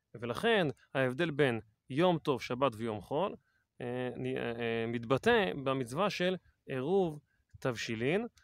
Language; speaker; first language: Hebrew; native; Hebrew